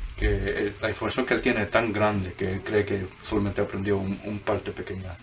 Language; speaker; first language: Spanish; early bilingual, heritage; Spanish